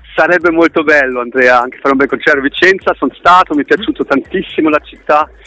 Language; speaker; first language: Italian; early bilingual, heritage; Italian